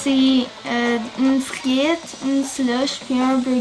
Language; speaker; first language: French; native; French